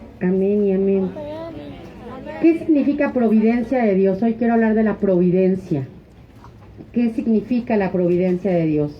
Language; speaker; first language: Spanish; native; Spanish